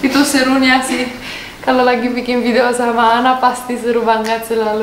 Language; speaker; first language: Indonesian; non-native, learner; Russian